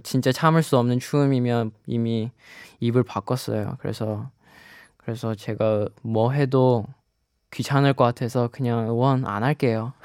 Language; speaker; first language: Korean; non-native, fluent; Chinese